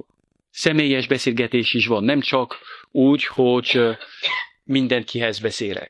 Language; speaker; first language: Hungarian; non-native, fluent; French